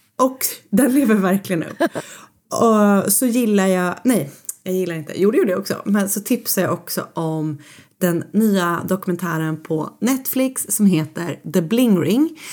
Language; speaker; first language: Swedish; native; Swedish